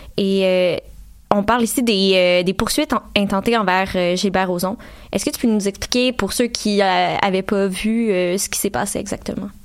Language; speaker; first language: French; native; French